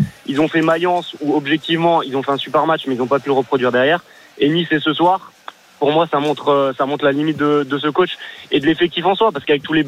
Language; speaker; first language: French; native; French